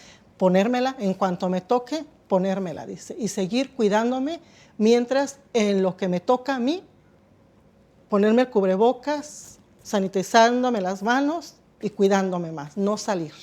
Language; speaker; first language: Spanish; native; Spanish